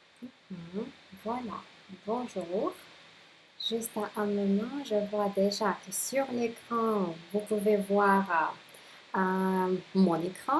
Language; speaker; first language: French; non-native, fluent; Russian